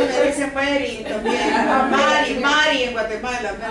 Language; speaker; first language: Spanish; native; Spanish